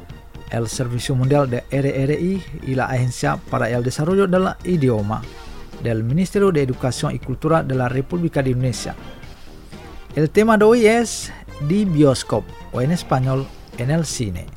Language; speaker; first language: Spanish; non-native, fluent; Indonesian